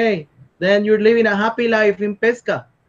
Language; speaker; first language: English; non-native, fluent; Spanish